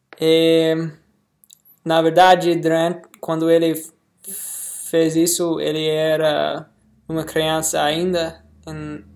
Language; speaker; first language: Portuguese; non-native, learner; English